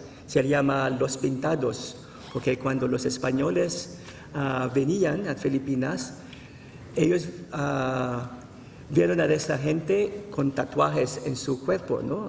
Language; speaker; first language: Spanish; non-native, fluent; Filipino